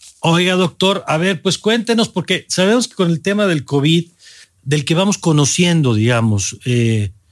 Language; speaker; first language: Spanish; native; Spanish